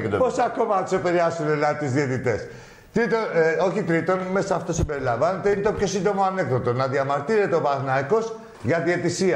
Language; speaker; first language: Greek; native; Greek